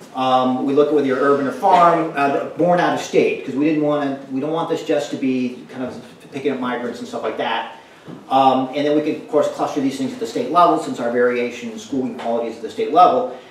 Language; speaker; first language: English; native; English